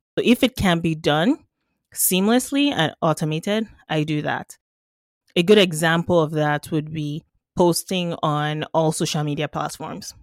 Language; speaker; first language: English; non-native, local second language; Yoruba